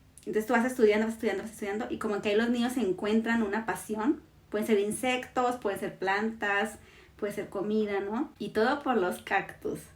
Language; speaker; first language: Spanish; native; Spanish